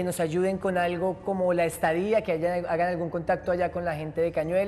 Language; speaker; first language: Spanish; native; Spanish